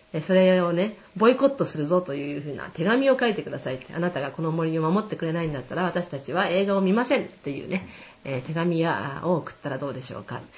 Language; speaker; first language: Japanese; native; Japanese